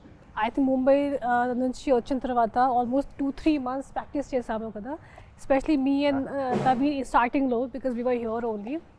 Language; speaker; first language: Telugu; non-native, fluent; Hindi